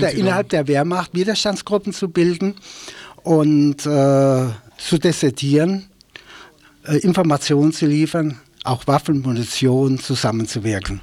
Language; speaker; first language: German; native; German